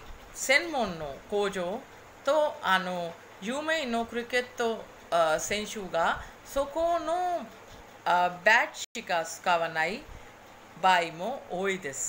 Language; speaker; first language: Japanese; non-native, fluent; Hindi